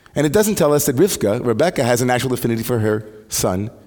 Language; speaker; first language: English; native; English